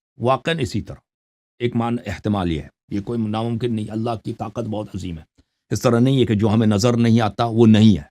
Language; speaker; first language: Urdu; non-native, fluent; Persian